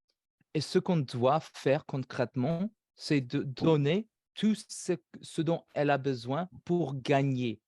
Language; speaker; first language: French; non-native, fluent; English